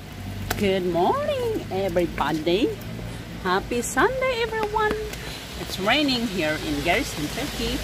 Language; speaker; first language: English; non-native, learner; Filipino